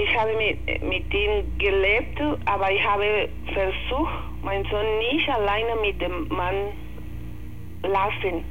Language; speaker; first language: German; non-native, learner; Spanish